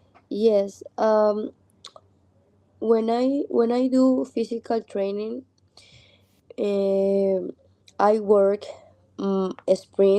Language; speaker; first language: English; non-native, learner; Spanish